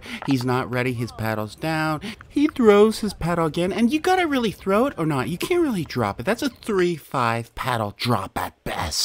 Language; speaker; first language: English; native; English